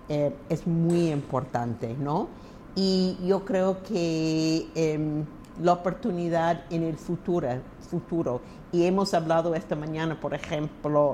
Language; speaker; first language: Spanish; non-native, fluent; English